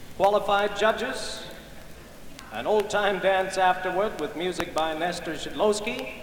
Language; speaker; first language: English; early bilingual, other home language; Ukrainian